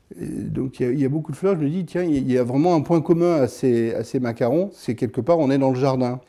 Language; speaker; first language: French; native; French